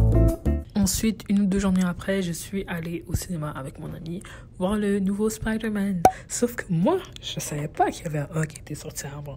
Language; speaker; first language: French; native; French